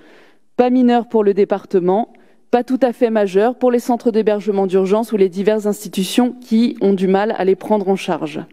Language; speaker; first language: French; native; French